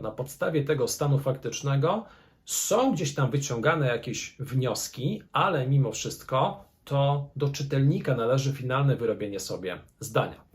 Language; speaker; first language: Polish; native; Polish